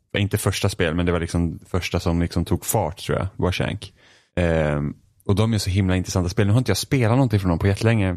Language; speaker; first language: Swedish; native; Swedish